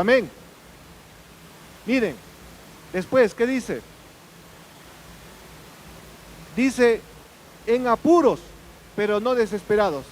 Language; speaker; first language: Spanish; native; Spanish